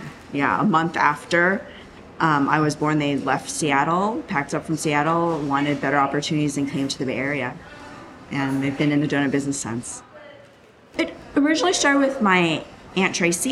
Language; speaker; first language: English; native; English